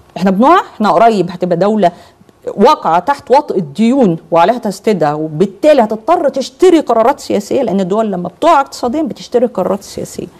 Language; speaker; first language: Arabic; native; Arabic